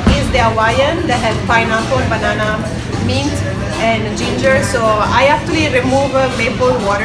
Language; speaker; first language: English; non-native, fluent; Italian